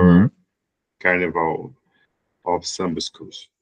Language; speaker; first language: English; non-native, learner; Portuguese